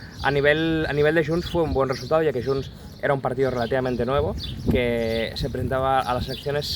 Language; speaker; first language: Spanish; non-native, local second language; Catalan